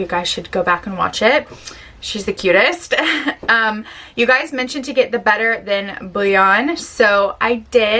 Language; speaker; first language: English; native; English